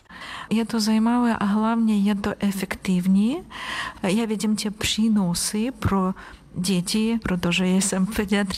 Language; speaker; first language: Czech; non-native, learner; Ukrainian